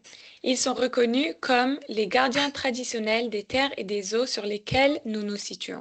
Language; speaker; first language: French; native; French